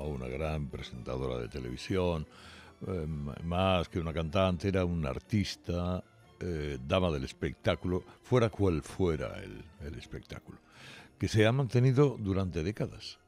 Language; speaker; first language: Spanish; native; Spanish